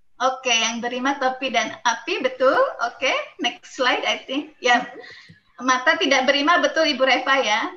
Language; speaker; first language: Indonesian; native; Indonesian